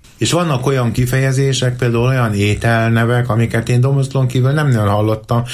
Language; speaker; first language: Hungarian; native; Hungarian